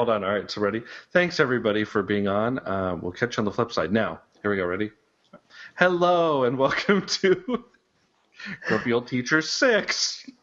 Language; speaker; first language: English; native; English